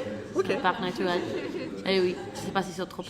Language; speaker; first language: French; non-native, learner; Spanish